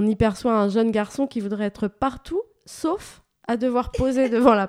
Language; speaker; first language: French; native; French